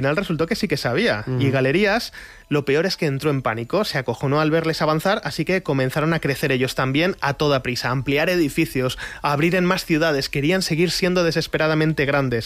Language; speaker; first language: Spanish; native; Spanish